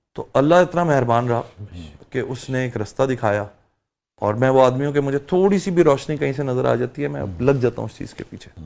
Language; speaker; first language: Urdu; early bilingual, heritage; Urdu